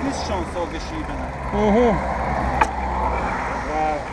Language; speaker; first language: German; non-native, learner; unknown